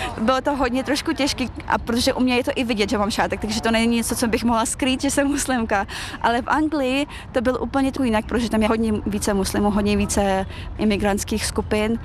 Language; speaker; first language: Czech; early bilingual, other home language; Chechen